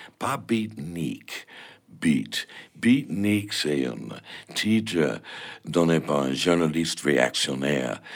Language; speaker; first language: French; non-native, learner; English